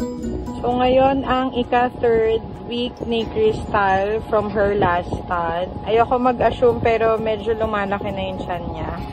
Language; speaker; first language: Filipino; native; Filipino